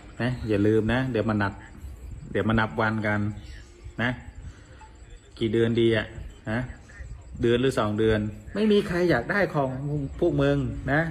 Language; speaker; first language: Thai; native; Thai